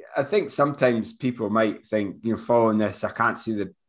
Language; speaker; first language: English; native; English